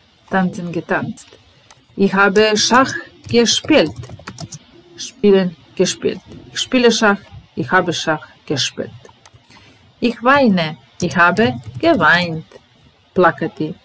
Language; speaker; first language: German; non-native, fluent; Serbian